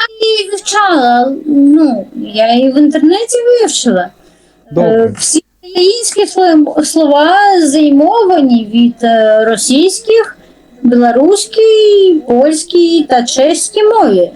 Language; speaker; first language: Ukrainian; non-native, learner; Russian